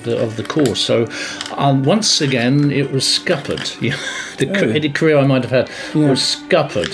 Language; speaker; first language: English; native; English